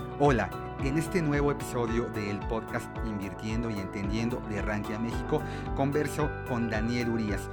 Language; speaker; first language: Spanish; native; Spanish